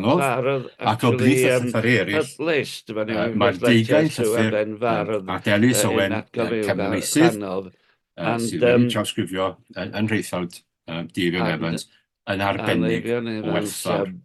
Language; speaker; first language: Welsh; native; Welsh